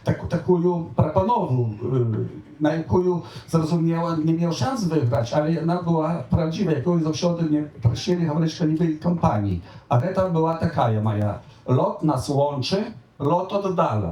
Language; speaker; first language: Polish; non-native, local second language; Belarusian